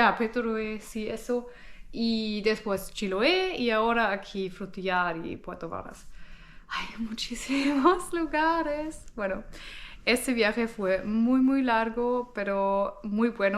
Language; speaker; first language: Spanish; non-native, fluent; German